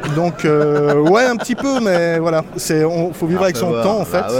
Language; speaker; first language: French; native; French